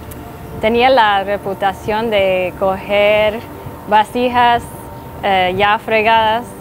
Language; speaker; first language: Spanish; non-native, fluent; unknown